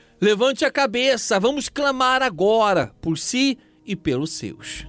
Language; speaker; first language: Portuguese; native; Portuguese